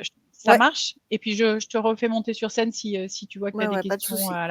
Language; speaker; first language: French; native; French